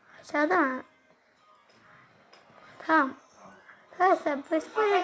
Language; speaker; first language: Turkish; early bilingual, heritage; Turkish